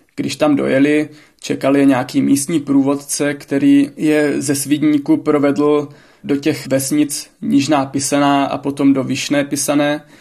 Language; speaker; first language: Czech; native; Czech